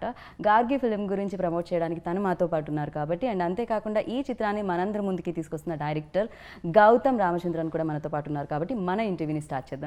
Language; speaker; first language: Telugu; native; Telugu